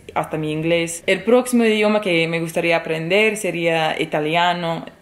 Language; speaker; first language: Spanish; non-native, fluent; English